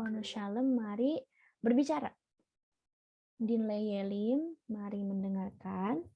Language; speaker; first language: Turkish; non-native, learner; Indonesian